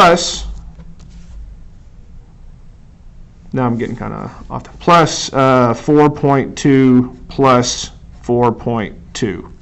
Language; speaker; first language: English; native; English